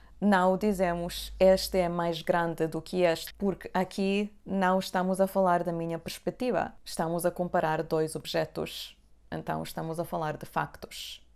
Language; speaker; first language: Portuguese; non-native, fluent; Serbian